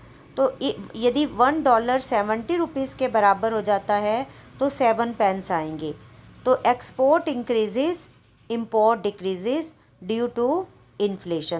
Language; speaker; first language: Hindi; non-native, local second language; Punjabi